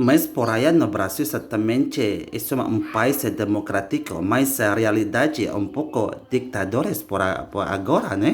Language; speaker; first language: Portuguese; non-native, learner; Indonesian